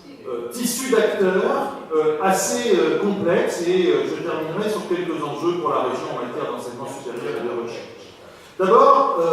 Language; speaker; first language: French; native; French